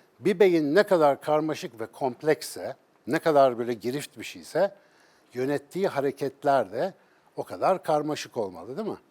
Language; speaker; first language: Turkish; native; Turkish